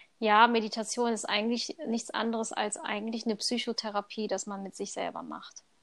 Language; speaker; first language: German; early bilingual, other home language; Thai